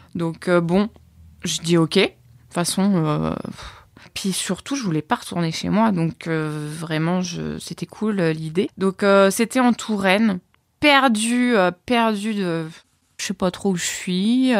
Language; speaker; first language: French; native; French